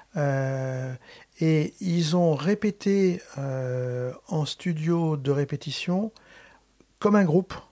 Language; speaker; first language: French; native; French